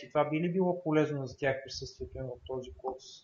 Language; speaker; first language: Bulgarian; native; Bulgarian